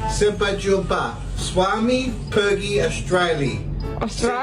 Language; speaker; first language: Indonesian; non-native, learner; English